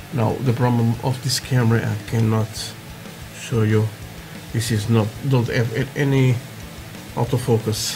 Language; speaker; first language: English; non-native, learner; Portuguese